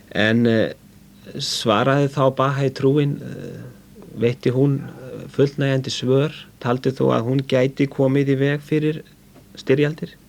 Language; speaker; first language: Icelandic; native; Icelandic